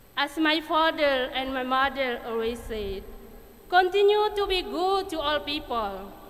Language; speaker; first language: English; non-native, fluent; Indonesian